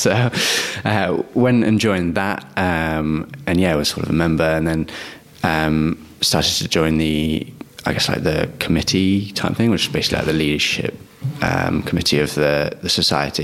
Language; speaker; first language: English; native; English